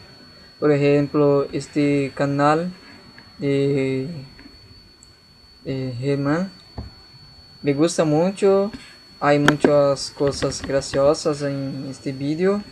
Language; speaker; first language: Spanish; non-native, learner; Portuguese